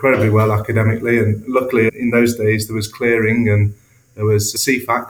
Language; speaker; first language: English; native; English